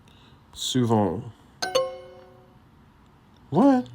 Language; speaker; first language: French; non-native, learner; English